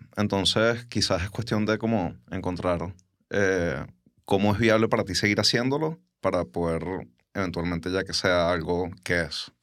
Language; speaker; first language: Spanish; native; Spanish